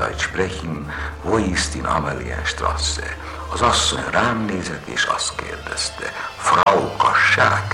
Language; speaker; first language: Hungarian; native; Hungarian